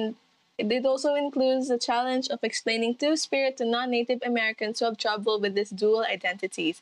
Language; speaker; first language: English; non-native, local second language; Cebuano